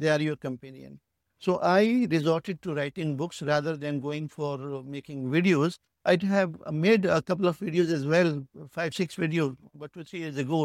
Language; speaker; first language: English; non-native, local second language; Urdu